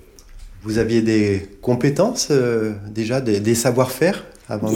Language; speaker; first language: French; native; French